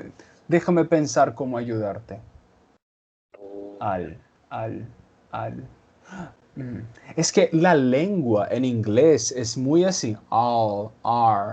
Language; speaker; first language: Spanish; non-native, fluent; Portuguese